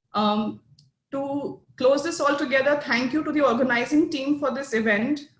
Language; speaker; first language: English; non-native, local second language; Hindi